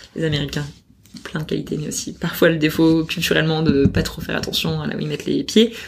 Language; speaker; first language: French; native; French